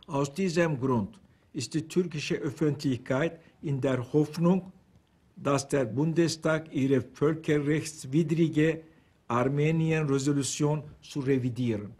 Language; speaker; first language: German; non-native, fluent; Turkish